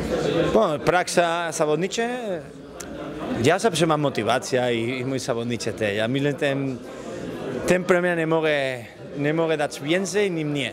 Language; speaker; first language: Polish; non-native, learner; Spanish